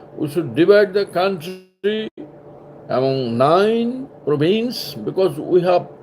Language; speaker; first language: English; non-native, local second language; Bangla